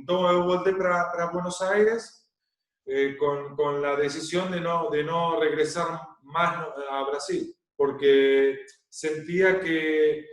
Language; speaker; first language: Portuguese; non-native, learner; Spanish